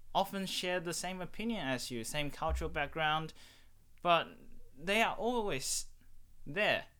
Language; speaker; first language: English; non-native, fluent; Chinese